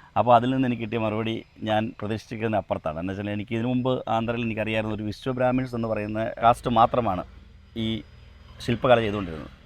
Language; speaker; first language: Malayalam; native; Malayalam